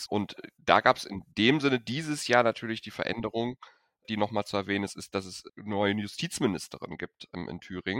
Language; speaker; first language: German; native; German